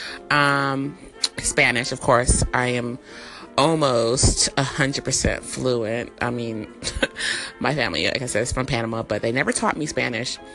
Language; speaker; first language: English; native; English